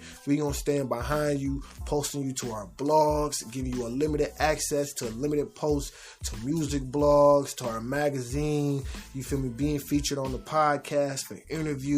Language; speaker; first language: English; native; English